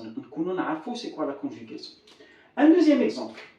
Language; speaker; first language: French; non-native, local second language; Arabic